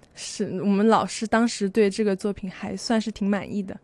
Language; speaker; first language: Chinese; native; Chinese